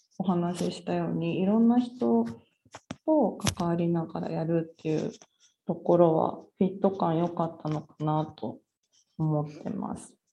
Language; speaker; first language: Japanese; native; Japanese